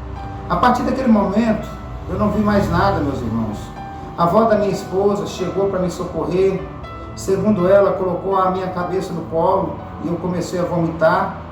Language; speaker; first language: Portuguese; native; Portuguese